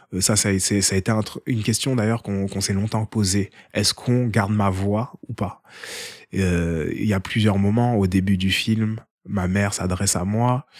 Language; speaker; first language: French; early bilingual, other home language; Haitian Creole